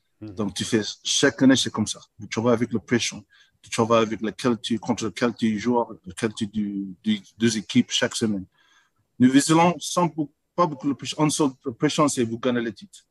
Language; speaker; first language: French; non-native, learner; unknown